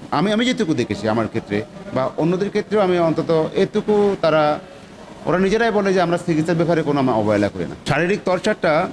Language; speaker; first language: Bangla; non-native, local second language; Chakma